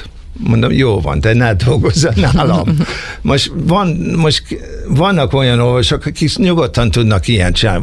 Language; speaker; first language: Hungarian; early bilingual, heritage; Hungarian